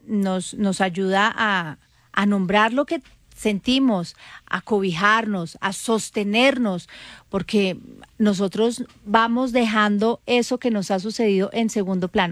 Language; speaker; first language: Spanish; native; Spanish